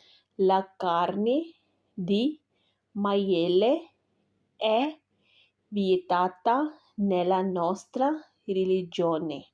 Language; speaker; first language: Italian; non-native, learner; Urdu